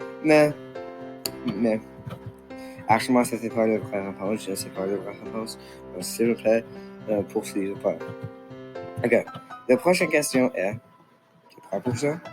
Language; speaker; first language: French; non-native, local second language; English